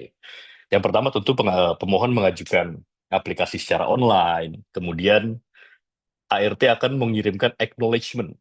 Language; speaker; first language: Indonesian; native; Indonesian